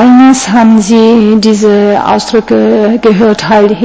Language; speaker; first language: German; non-native, fluent; Italian